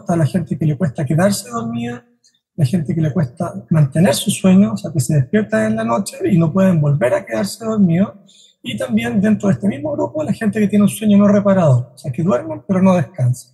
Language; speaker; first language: Spanish; native; Spanish